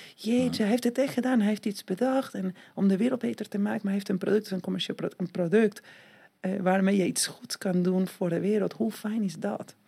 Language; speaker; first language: Dutch; non-native, fluent; Spanish